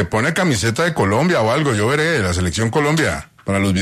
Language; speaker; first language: Spanish; native; Spanish